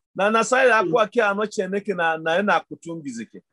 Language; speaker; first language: English; non-native, local second language; Luyia